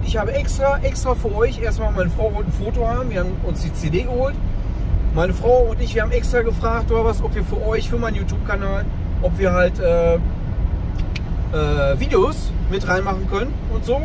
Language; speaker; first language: German; native; German